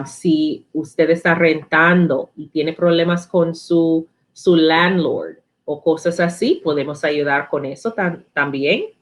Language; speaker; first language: Spanish; non-native, learner; English